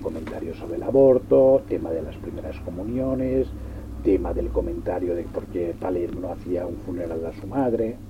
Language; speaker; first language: Spanish; non-native, local second language; Catalan